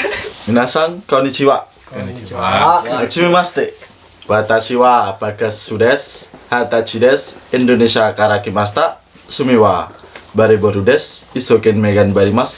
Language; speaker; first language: Japanese; non-native, learner; Indonesian